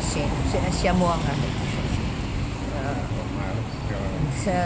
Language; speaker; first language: Italian; non-native, learner; French